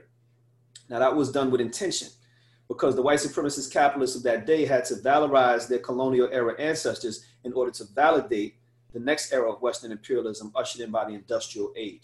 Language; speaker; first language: English; native; English